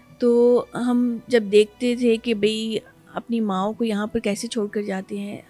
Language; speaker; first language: Urdu; native; Urdu